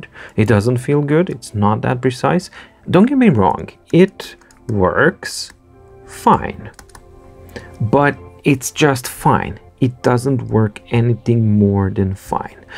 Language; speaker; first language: English; non-native, fluent; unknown